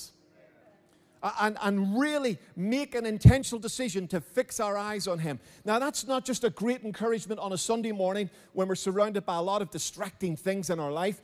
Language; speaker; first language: English; native; English